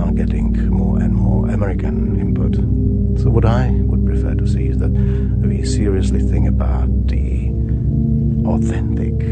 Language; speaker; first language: English; non-native, fluent; Czech